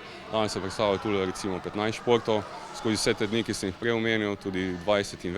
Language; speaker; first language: Slovenian; native; Slovenian